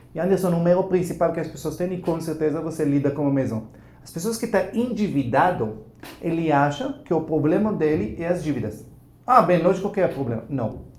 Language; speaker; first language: Portuguese; non-native, fluent; Hebrew